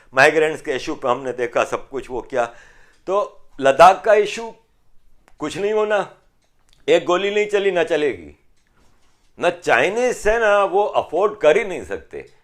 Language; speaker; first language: Urdu; native; Urdu